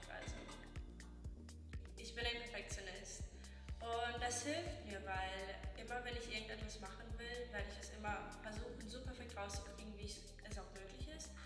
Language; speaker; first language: German; early bilingual, heritage; German